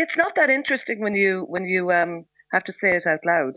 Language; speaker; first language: English; native; English